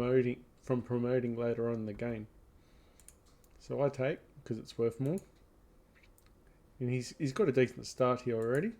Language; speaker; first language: English; native; English